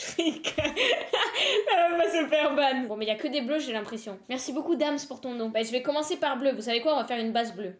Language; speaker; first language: French; native; French